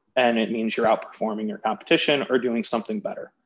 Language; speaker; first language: English; native; English